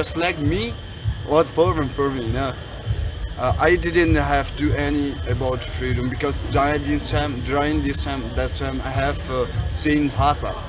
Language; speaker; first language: English; non-native, learner; Tibetan